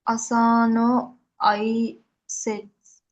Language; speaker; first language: Japanese; non-native, learner; Sinhala